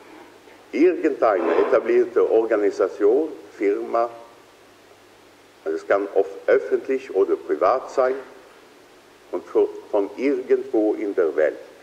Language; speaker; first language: German; non-native, fluent; Swedish